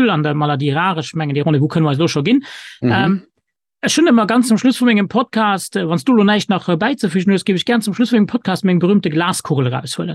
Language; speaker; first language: Luxembourgish; native; Luxembourgish